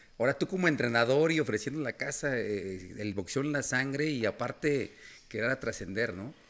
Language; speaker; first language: Spanish; native; Spanish